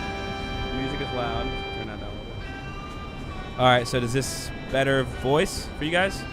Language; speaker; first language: English; native; English